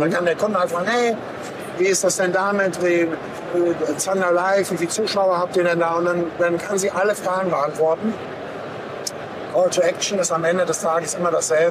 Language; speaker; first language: German; native; German